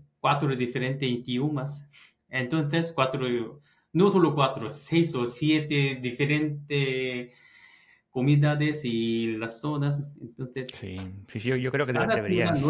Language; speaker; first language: Spanish; non-native, learner; Korean